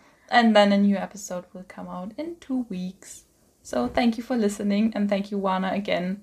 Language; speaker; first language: English; non-native, fluent; German